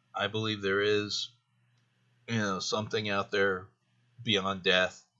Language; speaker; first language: English; native; English